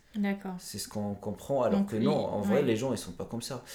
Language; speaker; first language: French; non-native, local second language; Arabic